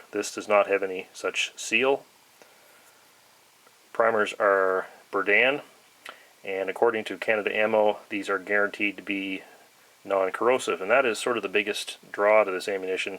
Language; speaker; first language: English; native; English